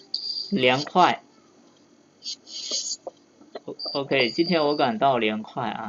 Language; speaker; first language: Chinese; non-native, fluent; Lao